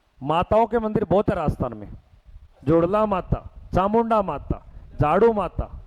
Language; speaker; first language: Hindi; native; Hindi